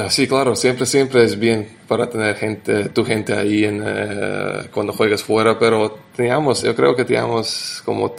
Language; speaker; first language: Spanish; non-native, learner; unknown